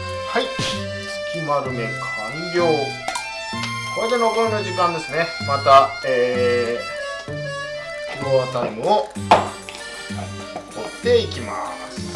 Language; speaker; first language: Japanese; native; Japanese